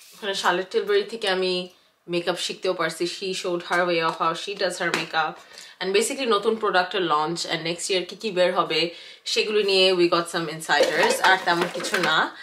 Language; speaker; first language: English; early bilingual, other home language; Bangla